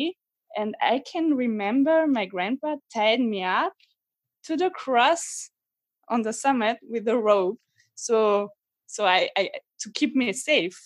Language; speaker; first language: English; non-native, fluent; French